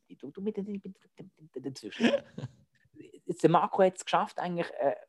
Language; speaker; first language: German; native; German